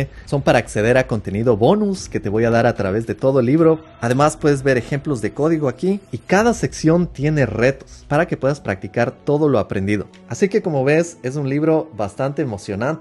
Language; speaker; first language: Spanish; native; Spanish